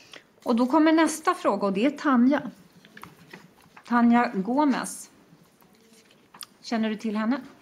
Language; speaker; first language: Swedish; native; Swedish